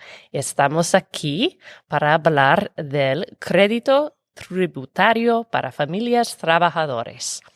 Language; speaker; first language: Spanish; non-native, fluent; English